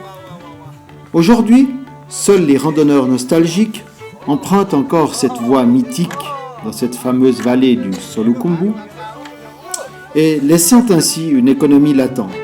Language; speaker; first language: French; native; French